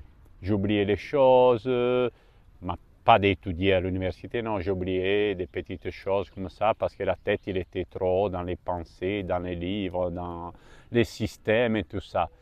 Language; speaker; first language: French; non-native, fluent; Italian